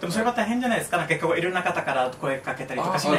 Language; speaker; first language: Japanese; non-native, fluent; Spanish